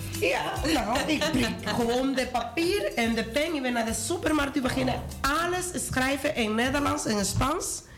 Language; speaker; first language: Dutch; non-native, learner; Spanish